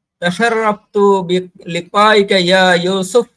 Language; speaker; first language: Arabic; non-native, learner; Bangla